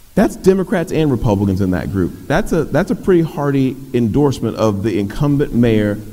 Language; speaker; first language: English; native; English